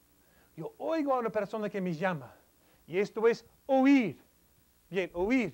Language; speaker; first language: Spanish; non-native, fluent; English